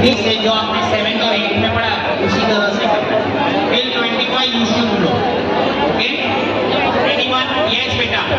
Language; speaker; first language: Hindi; non-native, local second language; Marathi